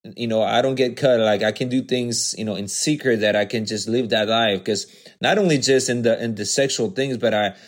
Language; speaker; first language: English; early bilingual, other home language; Spanish